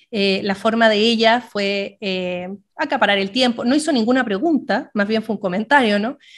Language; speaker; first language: Spanish; native; Spanish